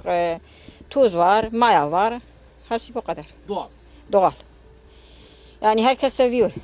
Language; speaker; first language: Turkish; non-native, local second language; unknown